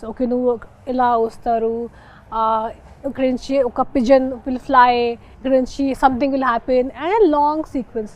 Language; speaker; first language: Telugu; non-native, learner; Hindi